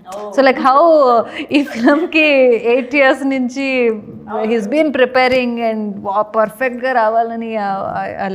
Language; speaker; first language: Telugu; non-native, learner; Kannada